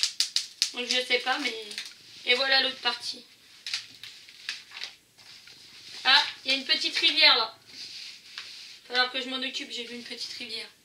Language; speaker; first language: French; native; French